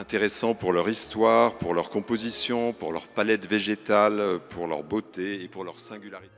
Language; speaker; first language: French; native; French